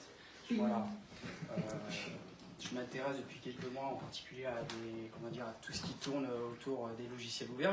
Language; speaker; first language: French; native; French